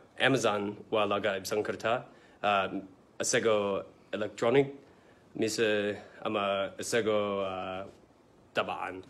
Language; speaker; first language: Somali; non-native, learner; English